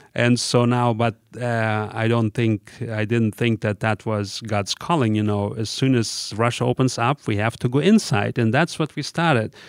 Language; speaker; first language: English; non-native, fluent; Russian